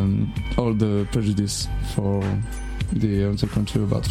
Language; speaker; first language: English; non-native, learner; French